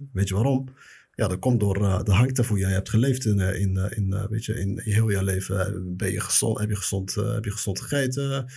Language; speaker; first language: Dutch; early bilingual, other home language; Arabic